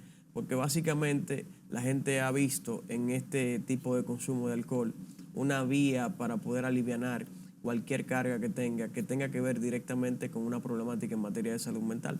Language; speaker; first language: Spanish; native; Spanish